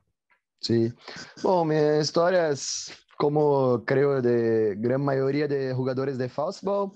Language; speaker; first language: Spanish; non-native, learner; Portuguese